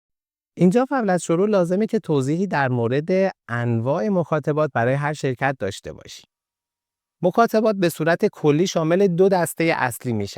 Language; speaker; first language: Persian; native; Persian